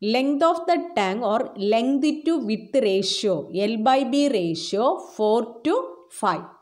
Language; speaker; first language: English; non-native, local second language; Malayalam